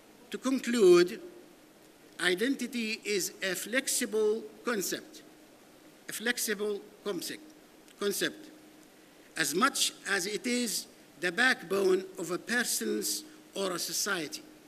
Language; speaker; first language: English; non-native, fluent; Arabic